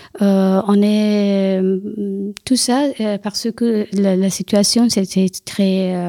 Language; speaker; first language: French; non-native, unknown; Persian